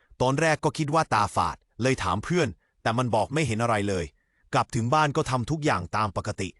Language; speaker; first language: Thai; native; Thai